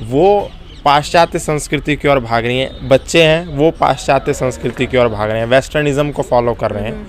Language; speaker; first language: Hindi; native; Hindi